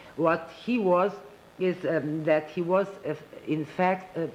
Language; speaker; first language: English; non-native, fluent; Romanian